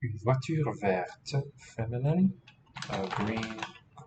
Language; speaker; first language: French; non-native, fluent; English